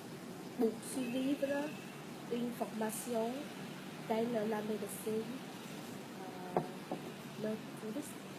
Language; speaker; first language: French; non-native, learner; Vietnamese